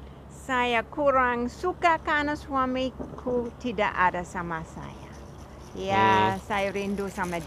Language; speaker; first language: Indonesian; non-native, fluent; English